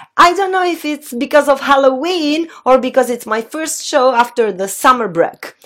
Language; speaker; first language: English; non-native, fluent; Italian